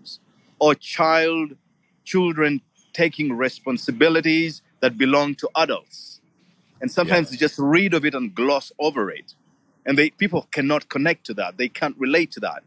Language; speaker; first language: English; non-native, local second language; Ganda